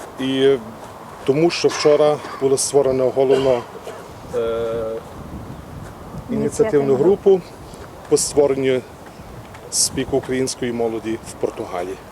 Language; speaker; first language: Ukrainian; early bilingual, heritage; Ukrainian